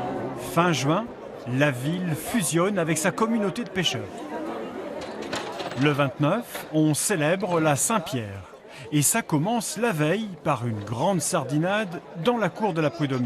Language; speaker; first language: French; native; French